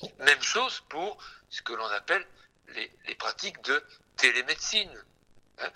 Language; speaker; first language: French; native; French